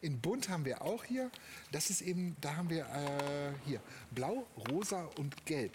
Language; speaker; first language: German; native; German